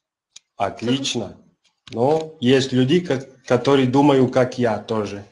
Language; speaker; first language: Russian; non-native, learner; Serbian